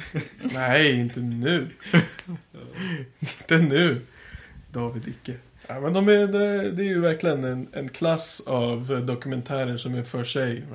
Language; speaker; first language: Swedish; native; Swedish